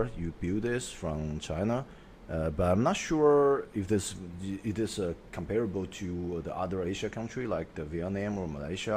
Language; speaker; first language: English; non-native, fluent; Chinese